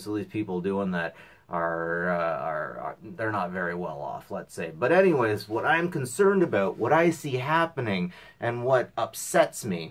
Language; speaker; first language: English; native; English